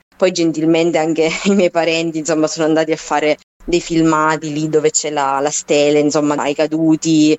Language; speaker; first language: Italian; native; Italian